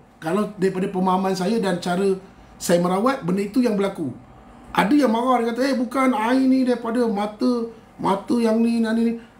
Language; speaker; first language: Malay; native; Malay